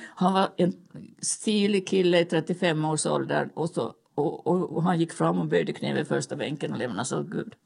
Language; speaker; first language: Swedish; native; Swedish